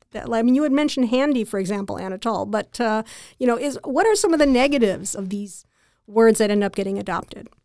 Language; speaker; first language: English; native; English